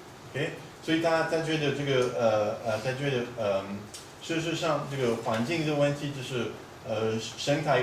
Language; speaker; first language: Chinese; non-native, fluent; French